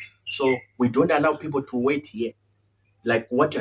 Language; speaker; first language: English; non-native, local second language; Shona